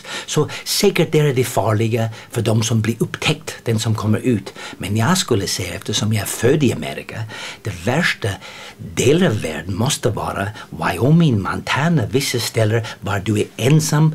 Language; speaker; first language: Swedish; non-native, fluent; English